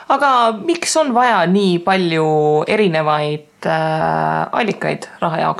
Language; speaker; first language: Estonian; native; Estonian